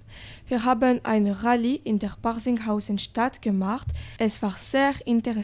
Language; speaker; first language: German; non-native, learner; French